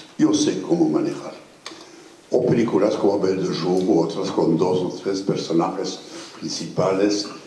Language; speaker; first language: Spanish; non-native, fluent; French